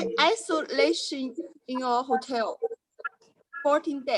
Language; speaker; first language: English; non-native, learner; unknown